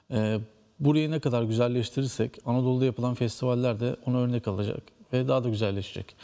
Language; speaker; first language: Turkish; native; Turkish